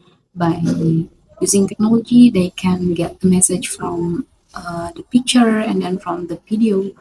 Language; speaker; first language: English; non-native, fluent; Indonesian